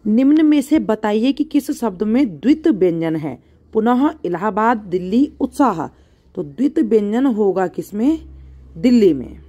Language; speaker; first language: Hindi; native; Hindi